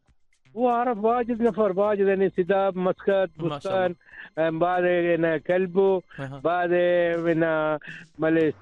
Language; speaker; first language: Arabic; non-native, learner; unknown